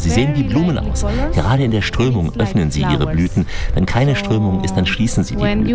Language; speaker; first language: German; native; German